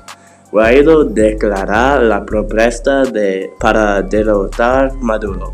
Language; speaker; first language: Spanish; non-native, learner; English